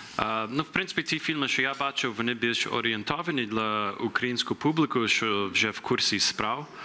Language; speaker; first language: Ukrainian; early bilingual, heritage; Ukrainian